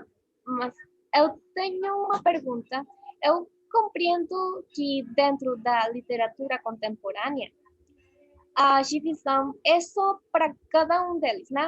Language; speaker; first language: Portuguese; non-native, learner; Spanish